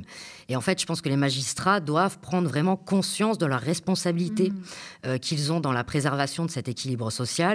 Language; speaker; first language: French; native; French